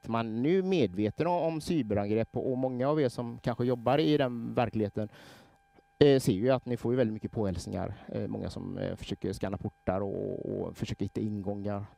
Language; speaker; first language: Swedish; native; Swedish